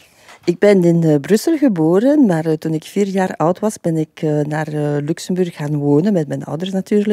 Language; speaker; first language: Dutch; non-native, fluent; French